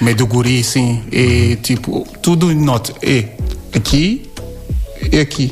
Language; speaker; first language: Portuguese; non-native, learner; Yoruba